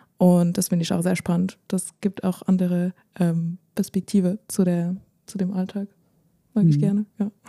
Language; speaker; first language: German; non-native, fluent; French